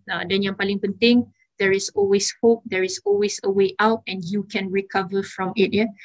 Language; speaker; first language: English; non-native, local second language; Malay